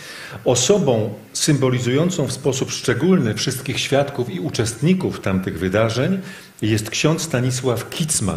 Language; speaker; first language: Polish; native; Polish